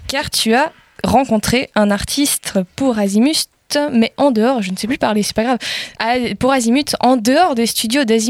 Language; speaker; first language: French; native; French